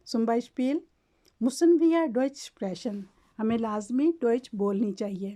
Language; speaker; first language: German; non-native, learner; Urdu